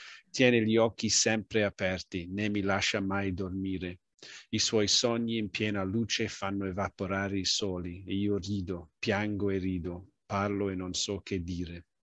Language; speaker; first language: Italian; non-native, fluent; English